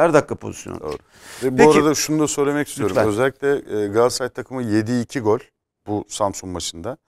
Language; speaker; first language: Turkish; native; Turkish